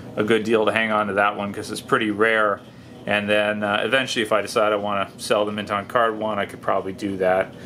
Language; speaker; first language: English; native; English